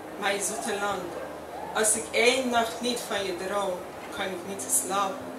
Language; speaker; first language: Dutch; non-native, fluent; Persian